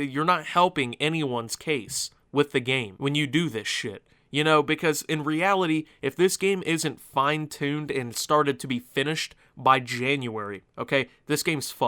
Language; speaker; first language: English; native; English